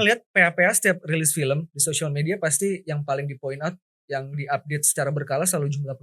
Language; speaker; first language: Indonesian; native; Indonesian